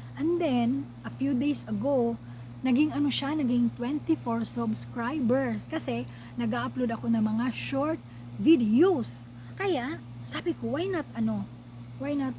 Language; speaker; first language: Filipino; non-native, local second language; Cebuano